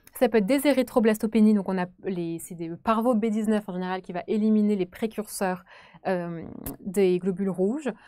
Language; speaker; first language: French; native; French